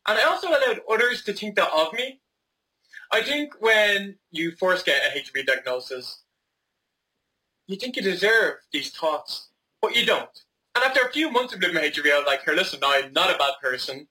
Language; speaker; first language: English; native; English